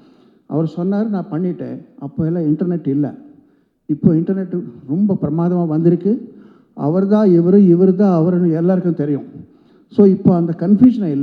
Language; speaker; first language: Tamil; non-native, local second language; Telugu